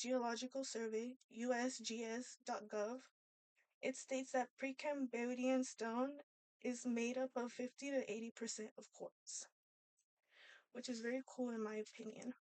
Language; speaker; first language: English; native; English